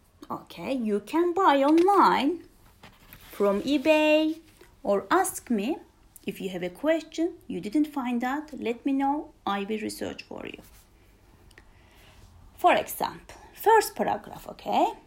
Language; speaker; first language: English; non-native, fluent; Turkish